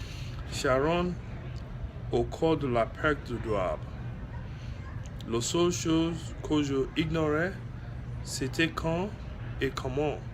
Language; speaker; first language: French; non-native, learner; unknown